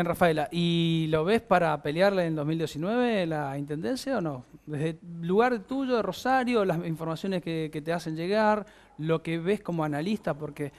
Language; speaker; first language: Spanish; native; Spanish